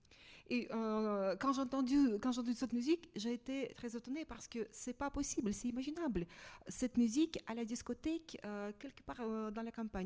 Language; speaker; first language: French; non-native, fluent; Russian